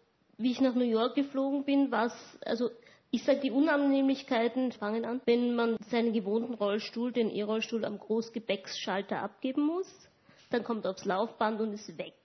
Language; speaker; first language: German; native; German